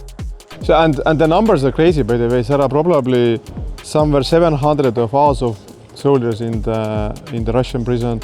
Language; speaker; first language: English; non-native, fluent; Ukrainian